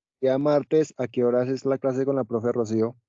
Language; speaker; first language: Spanish; native; Spanish